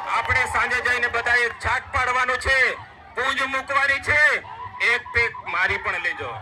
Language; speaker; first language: Gujarati; non-native, local second language; Vasavi